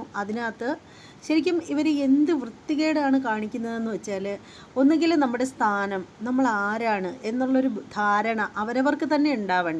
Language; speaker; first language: Malayalam; native; Malayalam